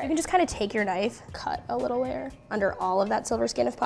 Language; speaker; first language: English; native; English